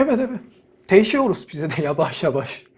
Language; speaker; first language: Turkish; non-native, fluent; Korean